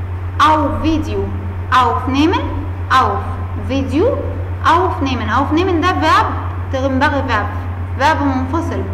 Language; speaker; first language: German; non-native, fluent; Arabic